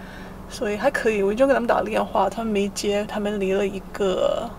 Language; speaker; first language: Chinese; early bilingual, heritage; Chinese